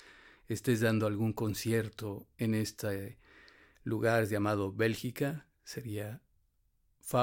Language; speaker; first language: Spanish; native; Spanish